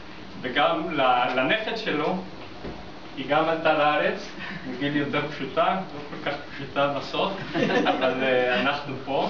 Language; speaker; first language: Hebrew; non-native, fluent; English